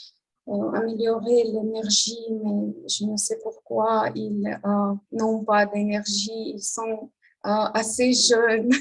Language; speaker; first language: French; non-native, learner; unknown